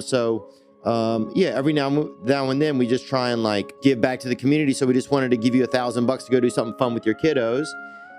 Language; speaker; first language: English; native; English